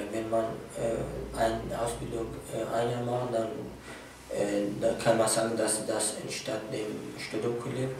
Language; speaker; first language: German; non-native, fluent; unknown